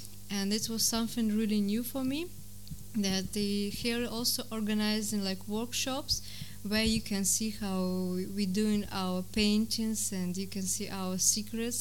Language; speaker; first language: English; non-native, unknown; Russian